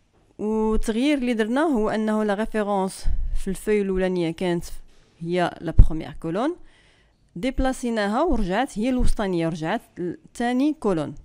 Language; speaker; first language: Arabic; native; Arabic